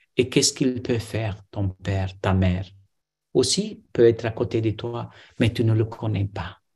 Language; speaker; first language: French; non-native, fluent; Romanian